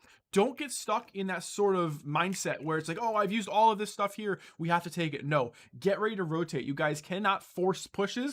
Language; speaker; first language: English; native; English